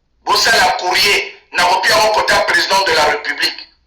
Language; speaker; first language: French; non-native, local second language; Lingala